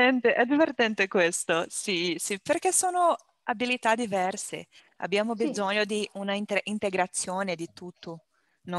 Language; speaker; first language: Italian; non-native, learner; Portuguese